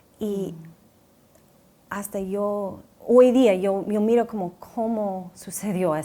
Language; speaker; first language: Spanish; non-native, fluent; English